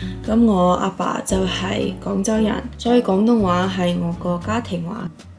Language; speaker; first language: Cantonese; early bilingual, heritage; Cantonese